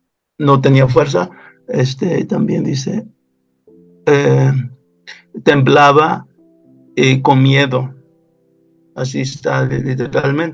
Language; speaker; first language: Spanish; non-native, local second language; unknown